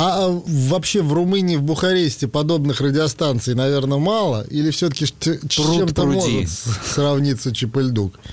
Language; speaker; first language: Russian; native; Russian